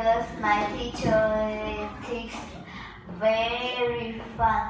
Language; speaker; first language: English; non-native, learner; Vietnamese